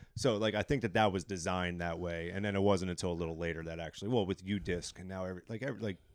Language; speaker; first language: English; native; English